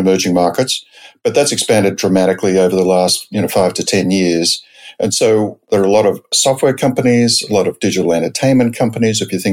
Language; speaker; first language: English; native; English